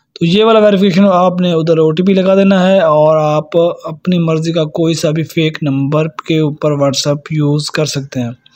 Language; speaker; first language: Urdu; non-native, local second language; Punjabi